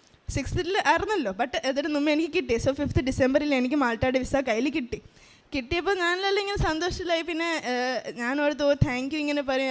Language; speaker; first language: Malayalam; early bilingual, heritage; Malayalam